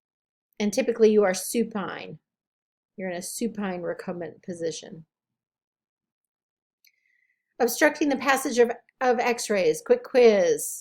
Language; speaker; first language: English; native; English